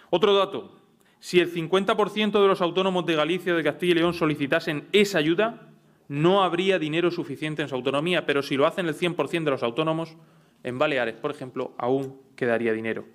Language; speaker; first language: Spanish; native; Spanish